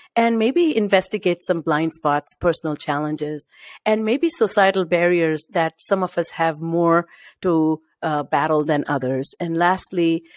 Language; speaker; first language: English; non-native, local second language; Marathi